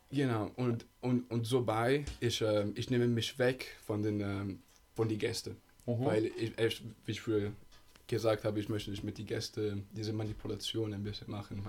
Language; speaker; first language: German; non-native, fluent; Italian